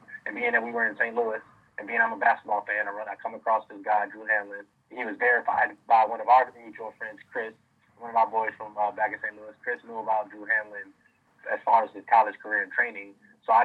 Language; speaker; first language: English; native; English